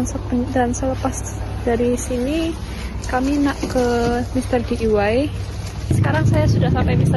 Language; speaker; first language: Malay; non-native, learner; Indonesian